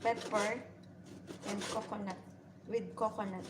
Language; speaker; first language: English; non-native, learner; Bikol